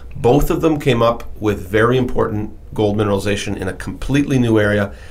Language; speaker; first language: English; native; English